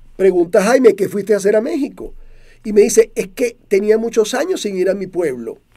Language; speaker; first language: Spanish; native; Spanish